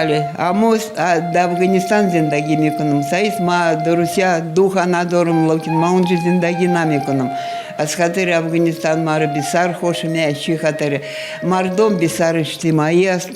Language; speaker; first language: Persian; non-native, fluent; Russian